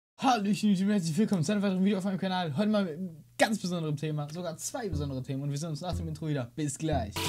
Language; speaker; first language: German; native; German